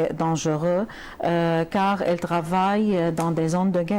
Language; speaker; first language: French; non-native, fluent; Arabic